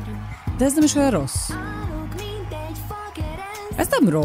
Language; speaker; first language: Hungarian; native; Hungarian